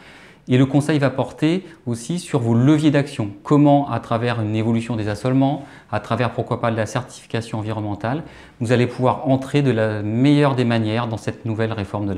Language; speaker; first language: French; native; French